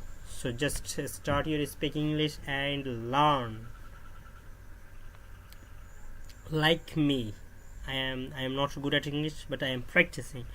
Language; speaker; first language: English; non-native, learner; Bangla